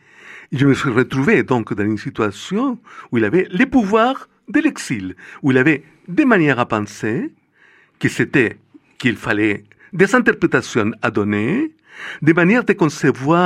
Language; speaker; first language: French; non-native, fluent; Spanish